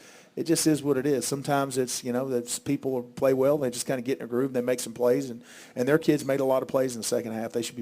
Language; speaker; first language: English; native; English